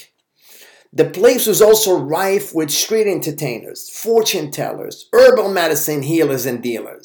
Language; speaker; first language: English; non-native, fluent; Arabic